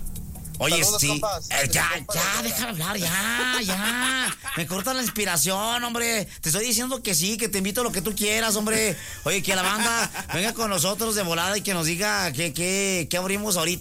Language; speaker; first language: Spanish; native; Spanish